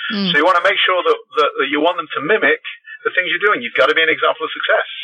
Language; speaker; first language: English; native; English